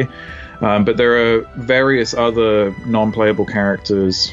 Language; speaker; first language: English; native; English